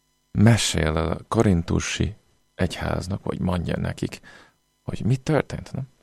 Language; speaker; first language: Hungarian; non-native, fluent; English